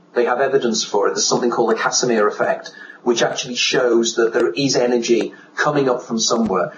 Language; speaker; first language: English; native; English